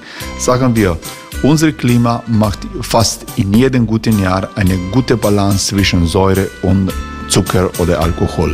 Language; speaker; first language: German; non-native, learner; Croatian